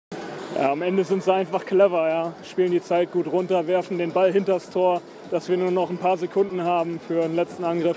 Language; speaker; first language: German; native; German